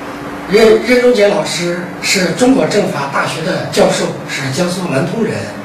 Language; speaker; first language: Chinese; native; Chinese